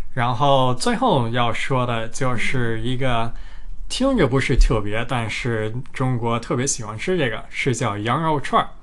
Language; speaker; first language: Chinese; early bilingual, other home language; English